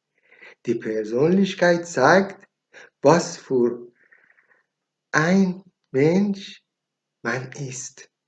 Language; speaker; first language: German; non-native, learner; Persian